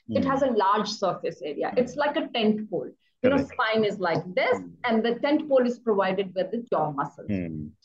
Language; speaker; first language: English; non-native, local second language; Hindi